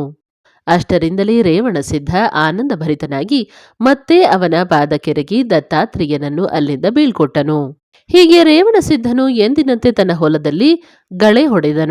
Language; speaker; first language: Kannada; native; Kannada